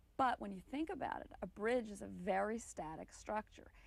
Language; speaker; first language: English; native; English